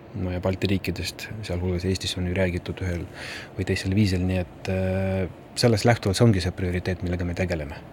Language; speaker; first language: Estonian; non-native, local second language; Russian